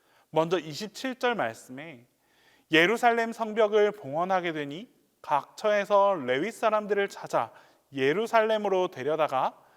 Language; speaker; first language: Korean; native; Korean